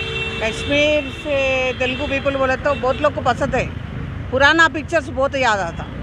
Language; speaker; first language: Hindi; non-native, local second language; Telugu